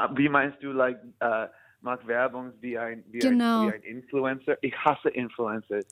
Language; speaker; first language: German; non-native, fluent; English